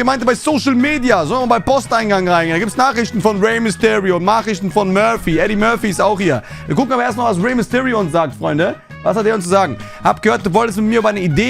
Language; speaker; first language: German; native; German